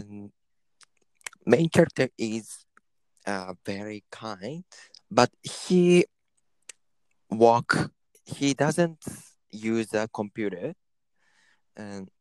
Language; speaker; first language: English; non-native, learner; Japanese